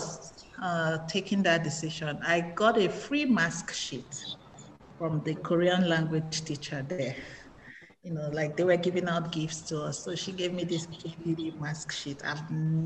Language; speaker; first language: English; non-native, local second language; Igbo